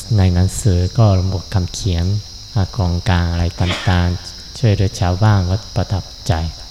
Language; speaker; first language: Thai; non-native, fluent; Japanese